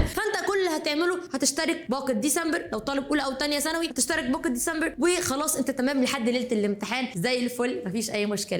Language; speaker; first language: Arabic; native; Arabic